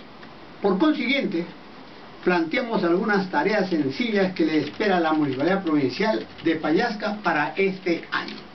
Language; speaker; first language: Spanish; native; Spanish